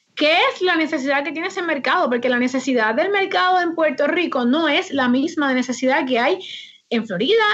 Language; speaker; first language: Spanish; native; Spanish